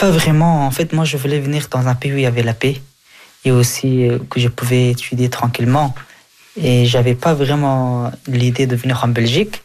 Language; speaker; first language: French; early bilingual, other home language; Persian